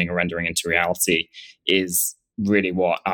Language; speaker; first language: English; native; English